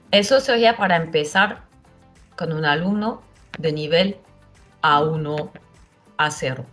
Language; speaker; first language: Spanish; non-native, fluent; French